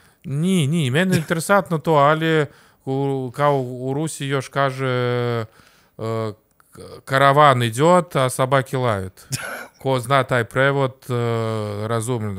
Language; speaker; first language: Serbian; non-native, learner; Russian